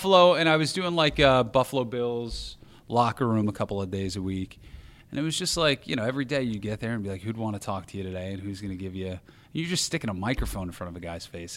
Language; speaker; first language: English; native; English